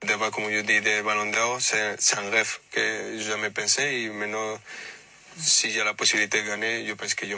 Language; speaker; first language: French; non-native, fluent; Spanish